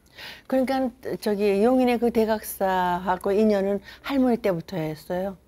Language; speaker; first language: Korean; native; Korean